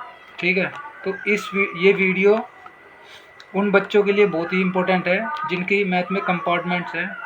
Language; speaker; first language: Hindi; native; Hindi